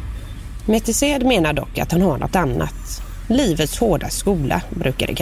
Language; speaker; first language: Swedish; native; Swedish